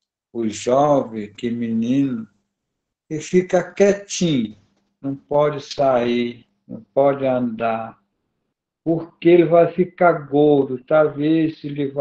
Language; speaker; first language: Portuguese; non-native, local second language; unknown